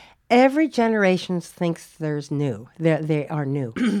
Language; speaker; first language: English; native; English